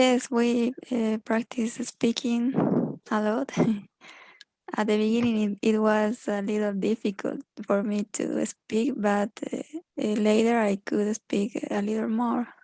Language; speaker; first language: English; non-native, learner; Spanish